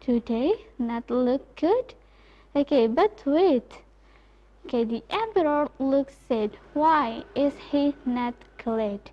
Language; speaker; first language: English; non-native, fluent; Indonesian